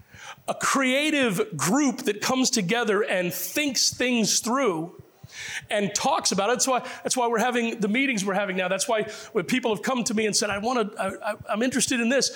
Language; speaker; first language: English; native; English